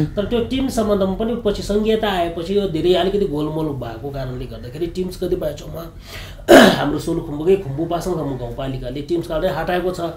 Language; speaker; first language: Nepali; non-native, local second language; Sherpa